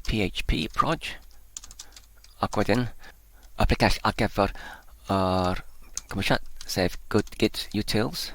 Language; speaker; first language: Welsh; non-native, learner; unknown